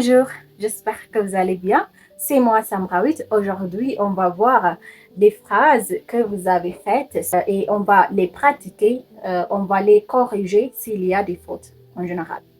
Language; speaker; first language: French; non-native, fluent; Amharic